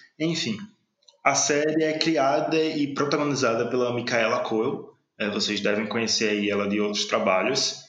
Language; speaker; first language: Portuguese; native; Portuguese